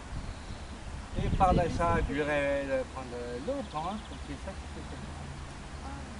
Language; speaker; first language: French; non-native, local second language; Kabyle